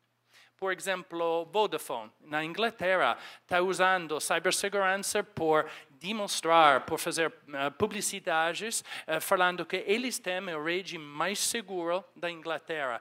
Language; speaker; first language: Portuguese; non-native, fluent; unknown